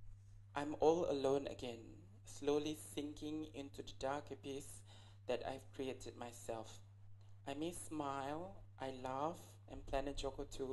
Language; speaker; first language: English; non-native, local second language; Malay